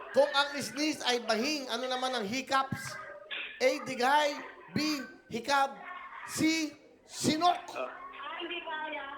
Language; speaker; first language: Filipino; native; Filipino